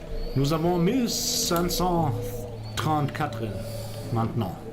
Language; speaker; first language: French; non-native, learner; German